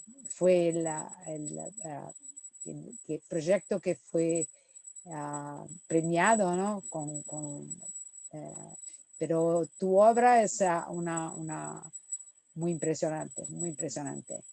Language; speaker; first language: Spanish; non-native, fluent; Portuguese